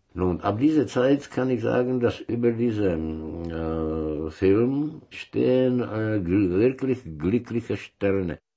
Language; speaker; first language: German; non-native, learner; Czech